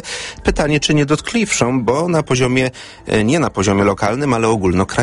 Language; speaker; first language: Polish; native; Polish